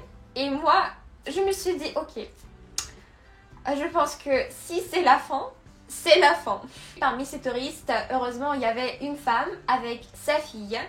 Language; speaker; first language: French; non-native, fluent; Russian